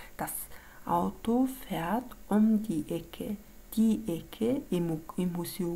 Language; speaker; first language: German; non-native, learner; Mongolian